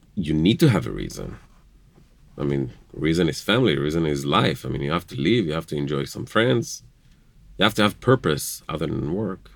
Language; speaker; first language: English; non-native, fluent; Hebrew